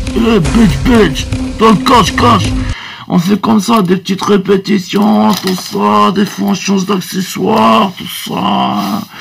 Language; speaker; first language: French; native; French